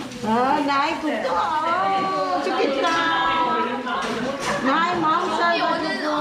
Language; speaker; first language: Korean; non-native, learner; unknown